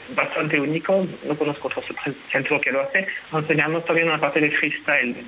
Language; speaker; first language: Spanish; non-native, fluent; French